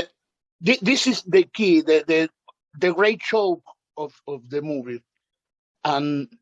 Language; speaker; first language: English; non-native, learner; Spanish